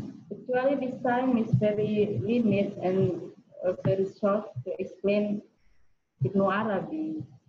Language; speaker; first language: English; non-native, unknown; Indonesian